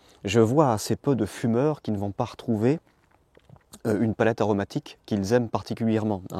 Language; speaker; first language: French; native; French